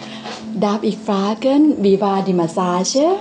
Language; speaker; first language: German; non-native, learner; Thai